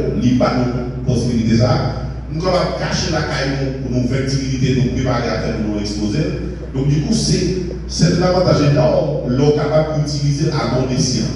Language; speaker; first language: French; non-native, local second language; Haitian Creole